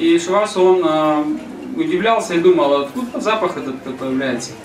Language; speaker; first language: Russian; native; Russian